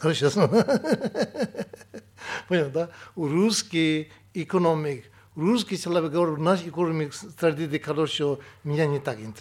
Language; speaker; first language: Russian; non-native, learner; Tibetan